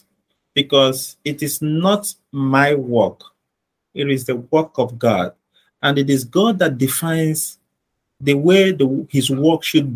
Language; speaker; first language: English; non-native, local second language; Igbo